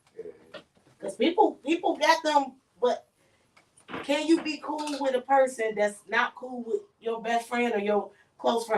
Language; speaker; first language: English; native; English